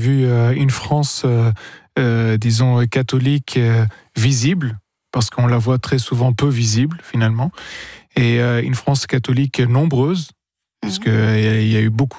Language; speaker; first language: French; non-native, local second language; Arabic